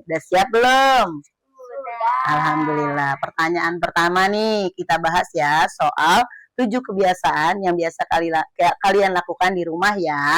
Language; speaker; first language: Indonesian; native; Indonesian